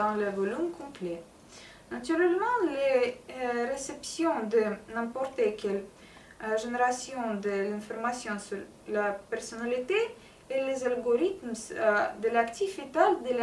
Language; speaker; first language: French; non-native, learner; Russian